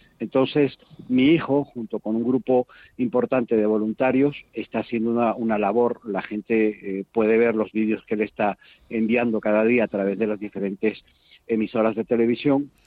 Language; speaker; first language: Spanish; native; Spanish